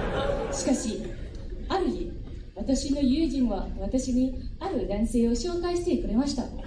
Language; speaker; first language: Japanese; non-native, fluent; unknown